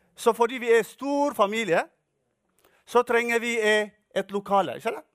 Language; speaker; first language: Norwegian; non-native, fluent; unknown